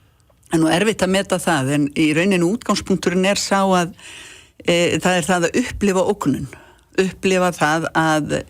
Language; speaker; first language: Icelandic; native; Icelandic